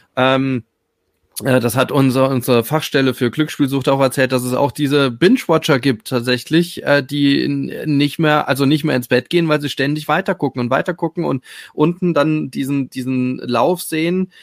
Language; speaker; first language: German; native; German